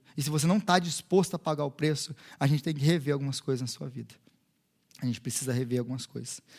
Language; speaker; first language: Portuguese; native; Portuguese